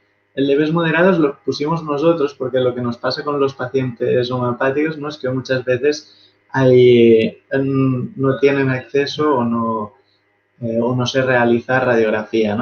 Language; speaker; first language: Spanish; native; Spanish